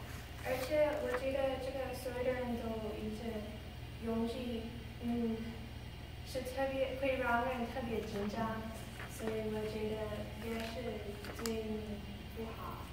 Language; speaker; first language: Chinese; non-native, learner; English